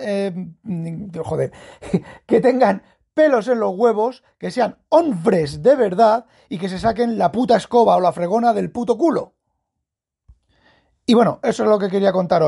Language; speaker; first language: Spanish; native; Spanish